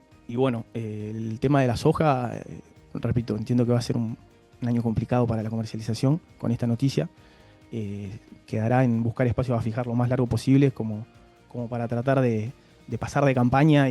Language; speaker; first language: Spanish; native; Spanish